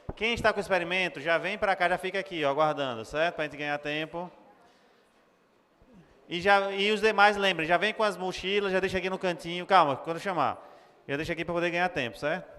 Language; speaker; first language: Portuguese; native; Portuguese